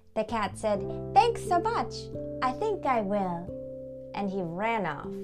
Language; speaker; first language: English; early bilingual, other home language; German